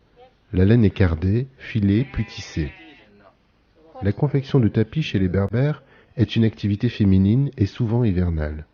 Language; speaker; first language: French; native; French